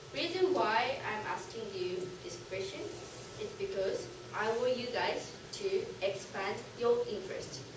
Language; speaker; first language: English; non-native, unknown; Japanese